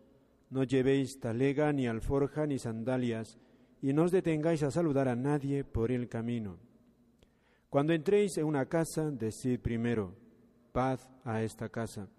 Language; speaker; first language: Spanish; native; Spanish